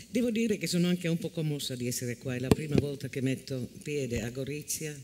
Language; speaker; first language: Italian; non-native, fluent; Finnish